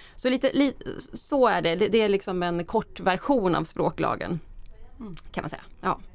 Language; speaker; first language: Swedish; native; Swedish